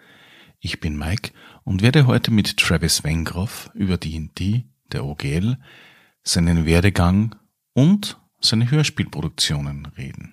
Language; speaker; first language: German; native; German